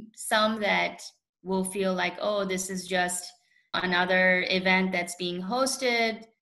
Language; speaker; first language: English; early bilingual, other home language; Urdu